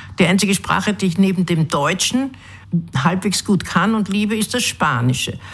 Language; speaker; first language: German; early bilingual, other home language; English